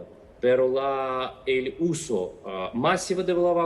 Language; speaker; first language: Spanish; non-native, fluent; Russian